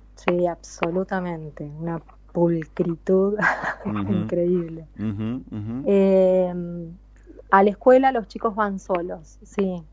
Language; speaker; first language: Spanish; native; Spanish